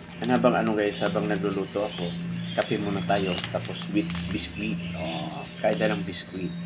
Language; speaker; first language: Filipino; non-native, local second language; Iloko